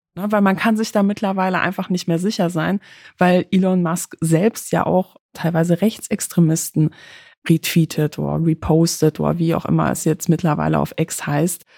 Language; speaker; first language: German; early bilingual, other home language; Polish